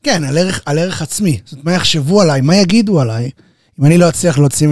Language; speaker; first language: Hebrew; native; Hebrew